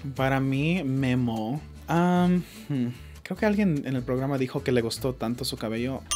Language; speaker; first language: Spanish; early bilingual, heritage; Spanish